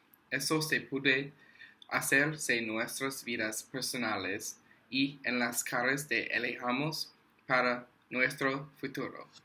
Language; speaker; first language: Spanish; non-native, learner; English